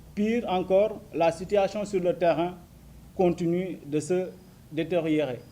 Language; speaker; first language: French; non-native, local second language; Wolof